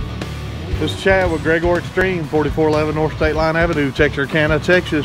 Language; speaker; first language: English; native; English